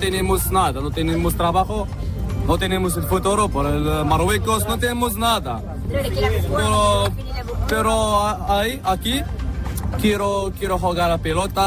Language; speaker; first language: Spanish; non-native, learner; Arabic